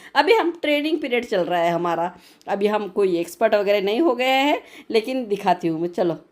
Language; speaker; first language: Hindi; non-native, local second language; Marathi